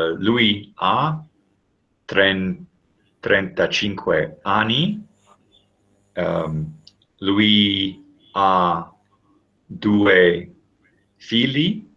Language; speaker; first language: Italian; non-native, learner; English